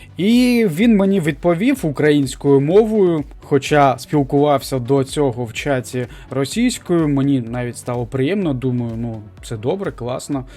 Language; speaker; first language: Ukrainian; non-native, local second language; Russian